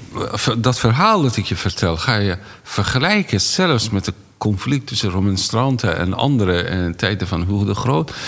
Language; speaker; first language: Dutch; non-native, fluent; Persian